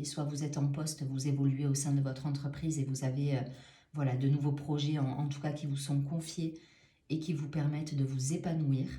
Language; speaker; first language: French; native; French